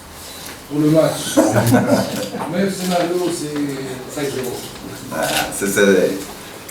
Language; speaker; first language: French; non-native, local second language; Arabic